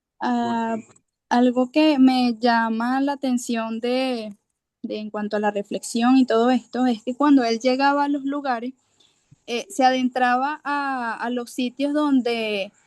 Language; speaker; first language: Spanish; native; Spanish